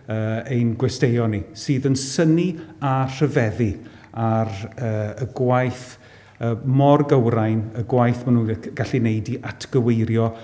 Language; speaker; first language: Welsh; native; Welsh